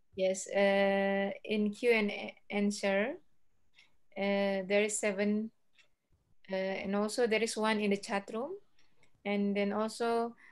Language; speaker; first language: English; non-native, fluent; Indonesian